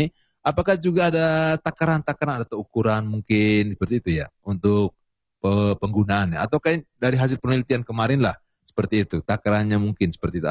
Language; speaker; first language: Indonesian; native; Indonesian